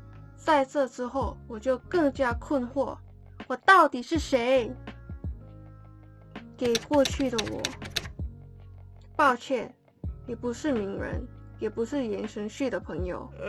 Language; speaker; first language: Chinese; non-native, learner; English